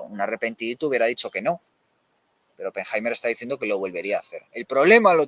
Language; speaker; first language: Spanish; native; Spanish